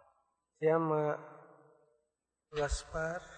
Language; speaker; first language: Spanish; non-native, local second language; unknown